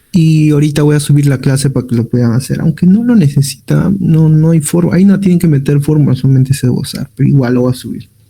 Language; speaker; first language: Spanish; native; Spanish